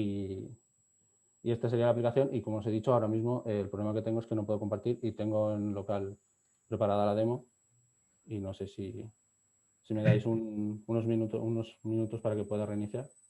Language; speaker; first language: Spanish; native; Spanish